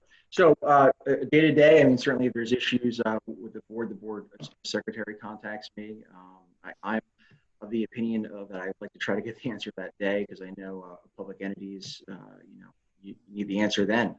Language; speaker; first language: English; native; English